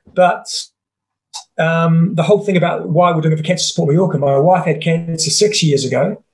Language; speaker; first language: English; native; English